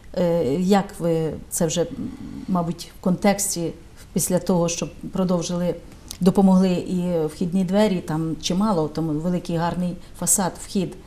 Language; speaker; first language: Ukrainian; native; Ukrainian